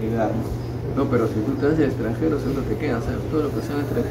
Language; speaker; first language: Spanish; native; Spanish